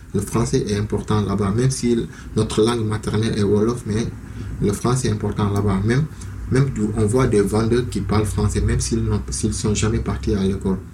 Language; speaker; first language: French; non-native, local second language; Wolof